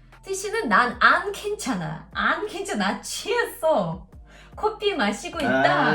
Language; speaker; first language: Korean; non-native, learner; Russian